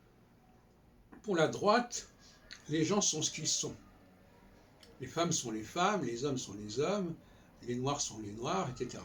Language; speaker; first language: French; native; French